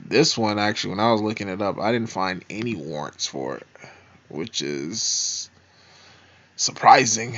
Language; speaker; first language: English; native; English